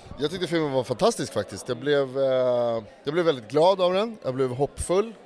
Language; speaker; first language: Swedish; native; Swedish